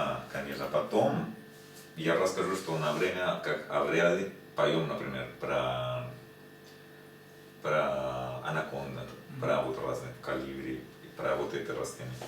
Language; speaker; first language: Russian; non-native, learner; Spanish